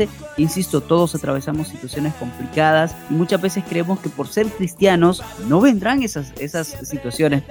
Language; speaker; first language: Spanish; native; Spanish